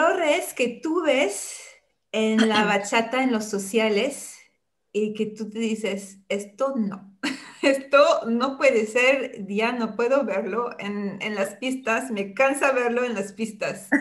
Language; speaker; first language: Spanish; non-native, fluent; French